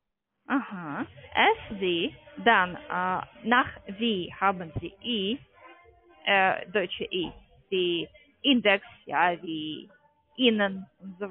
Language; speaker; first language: German; non-native, learner; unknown